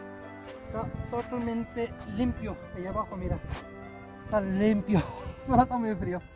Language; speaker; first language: Spanish; non-native, learner; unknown